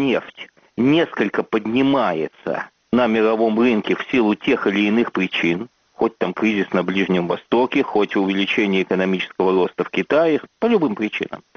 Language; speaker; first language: Russian; native; Russian